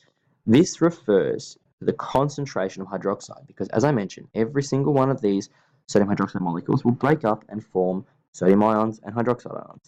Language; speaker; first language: English; native; English